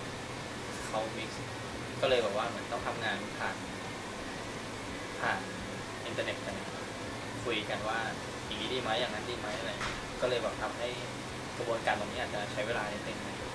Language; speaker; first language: Thai; native; Thai